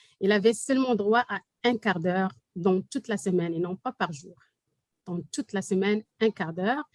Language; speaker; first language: French; non-native, local second language; Arabic